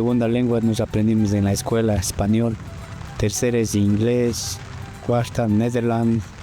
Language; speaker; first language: Spanish; non-native, local second language; Quechua